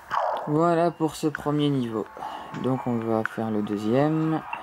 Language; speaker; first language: French; native; French